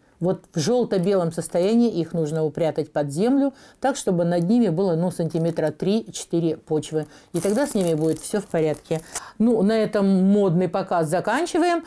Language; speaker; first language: Russian; native; Russian